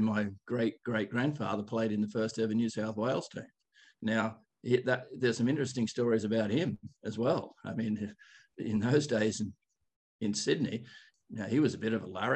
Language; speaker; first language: English; native; English